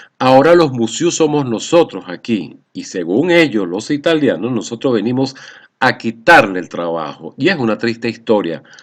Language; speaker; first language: Spanish; native; Spanish